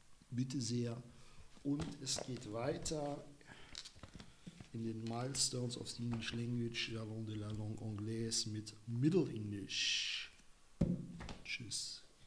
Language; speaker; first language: German; native; German